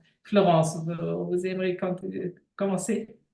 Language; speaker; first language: French; non-native, fluent; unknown